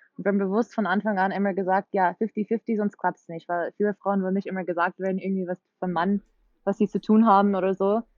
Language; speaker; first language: German; non-native, fluent; English